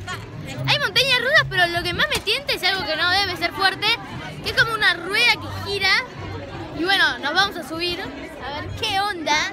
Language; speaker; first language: Spanish; native; Spanish